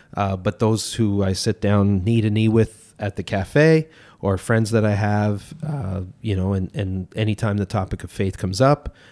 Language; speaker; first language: English; native; English